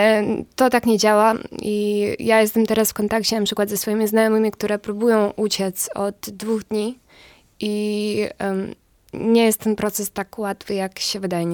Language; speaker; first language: Polish; non-native, fluent; Ukrainian